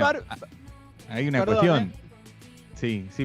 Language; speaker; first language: Spanish; native; Spanish